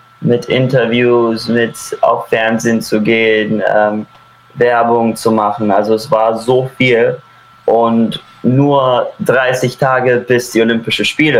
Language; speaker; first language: German; early bilingual, heritage; German